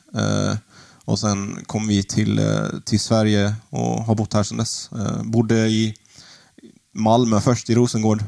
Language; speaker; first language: Swedish; early bilingual, other home language; Arabic